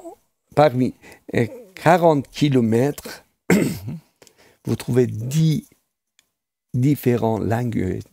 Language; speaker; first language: French; non-native, fluent; Persian